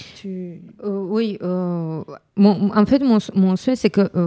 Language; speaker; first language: French; non-native, fluent; Romanian